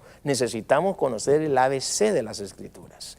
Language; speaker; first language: Spanish; native; Spanish